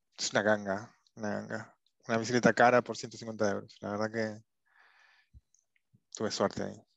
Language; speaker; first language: Spanish; native; Spanish